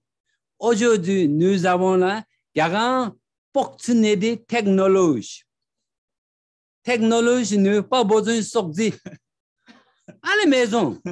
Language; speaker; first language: French; non-native, learner; Tibetan